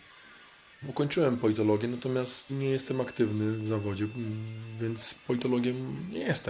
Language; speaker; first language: Polish; native; Polish